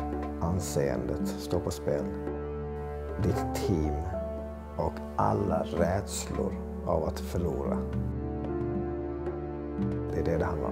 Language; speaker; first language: Swedish; native; Swedish